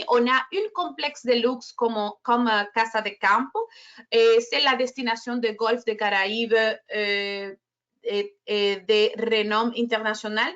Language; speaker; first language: French; non-native, fluent; Spanish